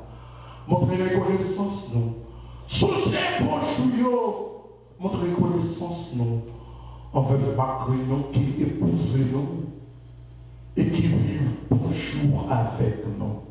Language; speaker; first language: French; non-native, local second language; Haitian Creole